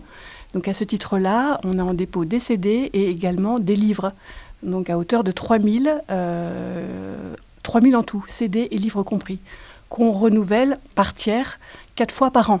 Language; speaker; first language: French; native; French